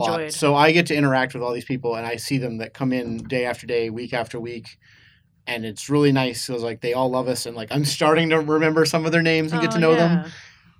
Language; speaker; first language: English; native; English